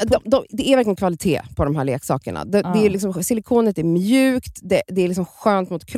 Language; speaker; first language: Swedish; native; Swedish